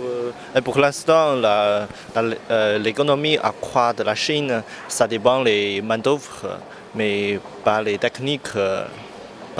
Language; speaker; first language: French; non-native, learner; Chinese